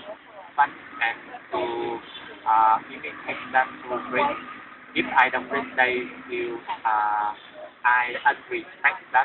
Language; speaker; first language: English; non-native, learner; Vietnamese